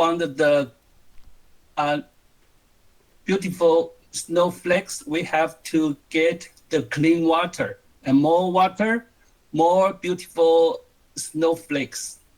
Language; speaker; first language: English; non-native, learner; Chinese